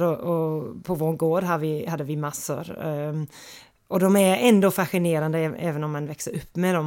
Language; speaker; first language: Swedish; non-native, fluent; English